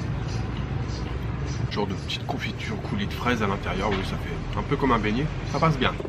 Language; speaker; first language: French; native; French